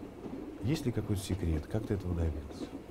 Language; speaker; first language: Russian; native; Russian